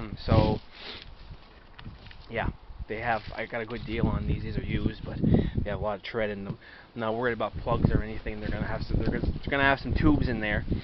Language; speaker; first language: English; native; English